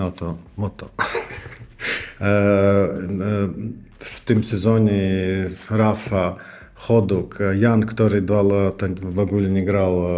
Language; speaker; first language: Polish; non-native, learner; Russian